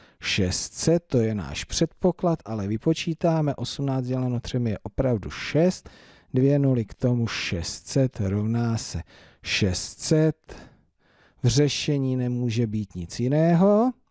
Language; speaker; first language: Czech; native; Czech